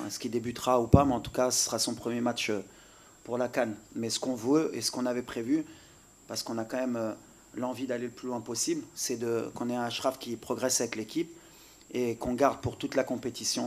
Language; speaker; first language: French; native; French